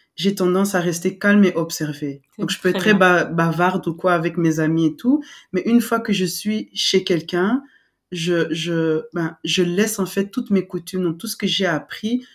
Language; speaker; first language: French; non-native, local second language; Lingala